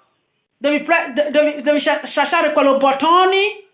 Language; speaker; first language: Italian; non-native, learner; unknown